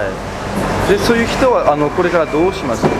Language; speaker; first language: Japanese; non-native, learner; French